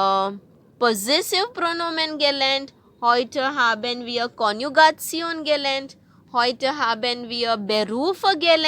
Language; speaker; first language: German; non-native, fluent; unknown